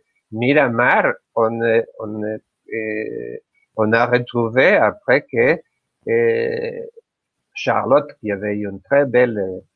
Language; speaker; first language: French; non-native, fluent; Spanish